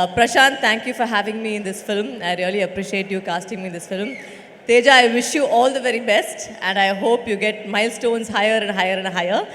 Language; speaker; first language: Telugu; non-native, fluent; Tamil